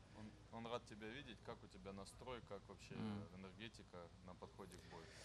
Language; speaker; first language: Russian; non-native, fluent; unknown